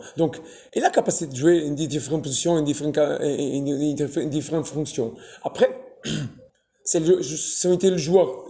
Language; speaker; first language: French; non-native, fluent; Portuguese